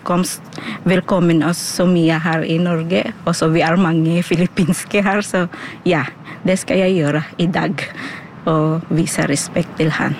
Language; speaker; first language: Norwegian; non-native, learner; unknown